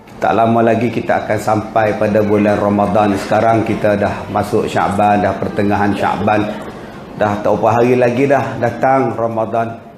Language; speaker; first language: Malay; native; Malay